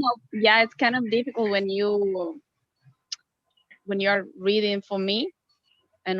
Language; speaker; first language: English; non-native, fluent; Spanish